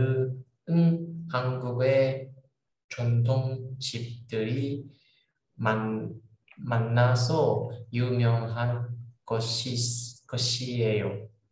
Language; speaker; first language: Korean; non-native, learner; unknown